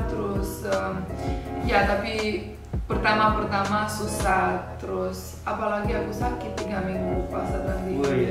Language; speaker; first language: Indonesian; non-native, fluent; Romanian